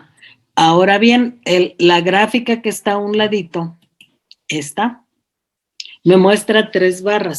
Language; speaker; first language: Spanish; native; Spanish